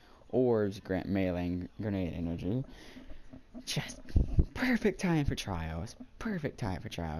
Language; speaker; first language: English; native; English